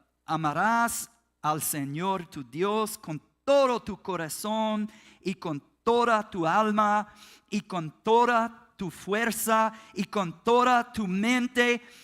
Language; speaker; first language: Spanish; non-native, learner; English